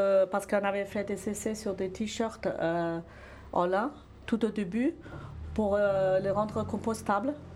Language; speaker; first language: French; non-native, fluent; German